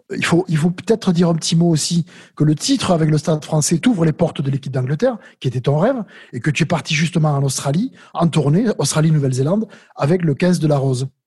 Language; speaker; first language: French; native; French